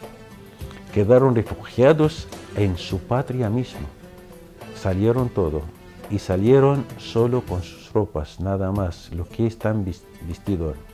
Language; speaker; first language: Spanish; non-native, fluent; Arabic